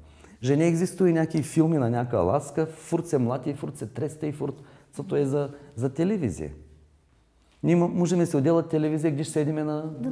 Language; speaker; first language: Czech; non-native, learner; Bulgarian